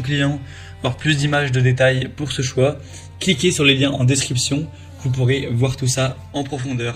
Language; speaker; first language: French; native; French